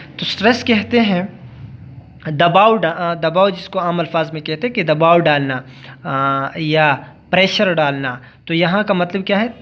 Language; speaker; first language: Urdu; non-native, local second language; Pashto